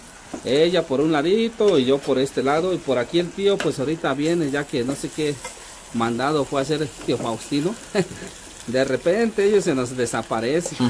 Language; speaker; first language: Spanish; native; Spanish